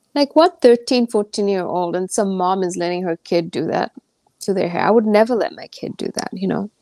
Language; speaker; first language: English; non-native, local second language; Gujarati